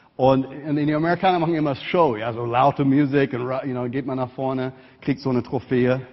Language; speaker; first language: German; non-native, fluent; English